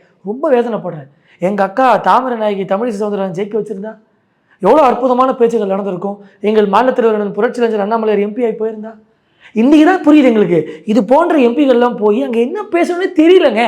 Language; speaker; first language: Tamil; native; Tamil